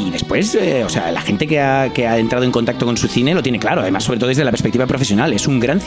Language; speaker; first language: Spanish; non-native, local second language; Catalan